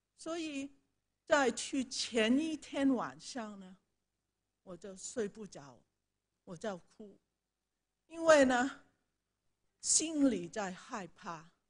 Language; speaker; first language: Chinese; non-native, local second language; Cantonese